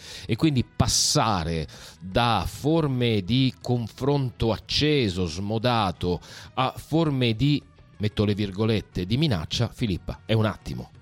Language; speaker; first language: Italian; native; Italian